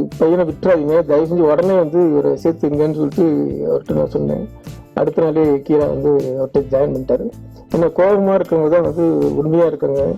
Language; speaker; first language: Tamil; native; Tamil